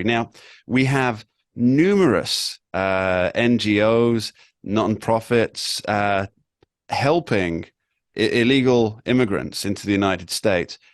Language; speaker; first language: English; native; English